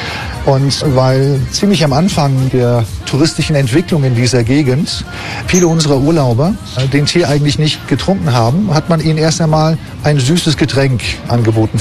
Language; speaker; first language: German; non-native, fluent; Turkish